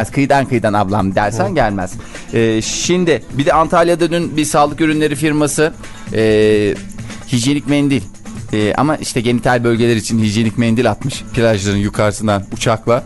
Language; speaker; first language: Turkish; native; Turkish